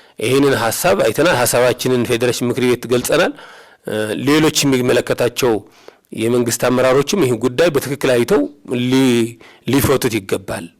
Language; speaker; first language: Amharic; native; Amharic